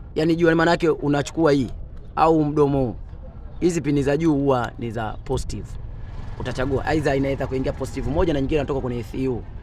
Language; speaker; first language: Swahili; native; Swahili